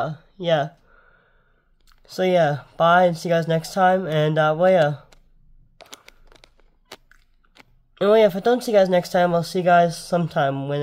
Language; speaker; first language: English; native; English